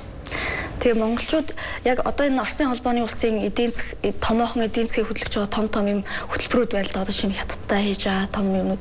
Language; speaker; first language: Mongolian; native; Mongolian